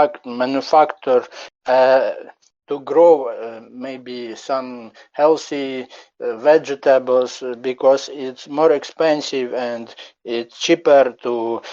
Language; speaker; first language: English; non-native, learner; Ukrainian